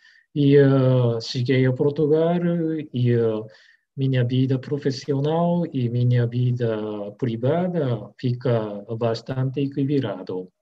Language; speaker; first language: Portuguese; non-native, learner; Japanese